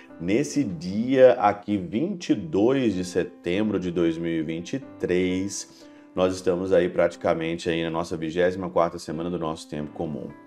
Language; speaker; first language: Portuguese; native; Portuguese